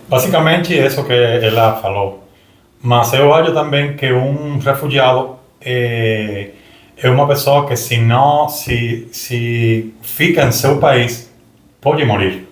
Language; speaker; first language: Portuguese; non-native, learner; Spanish